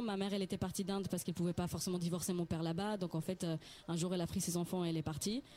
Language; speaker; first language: French; non-native, fluent; Spanish